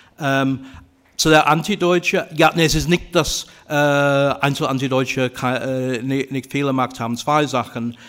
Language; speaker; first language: German; non-native, fluent; English